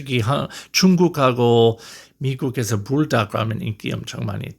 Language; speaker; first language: Korean; non-native, learner; English